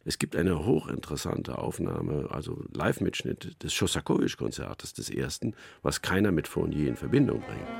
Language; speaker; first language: German; native; German